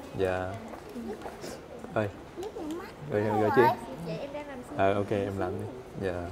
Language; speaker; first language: Vietnamese; native; Vietnamese